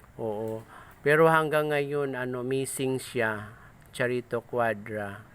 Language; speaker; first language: Filipino; non-native, local second language; Cebuano